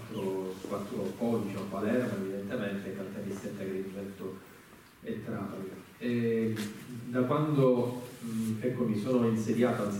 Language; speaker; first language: Italian; native; Italian